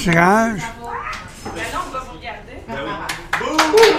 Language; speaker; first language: French; native; French